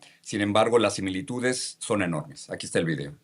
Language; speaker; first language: Spanish; native; Spanish